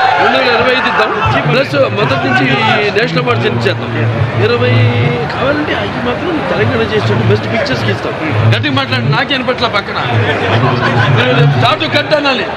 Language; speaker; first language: Telugu; native; Telugu